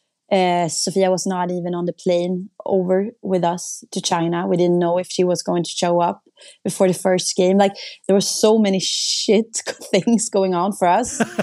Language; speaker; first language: English; non-native, fluent; Swedish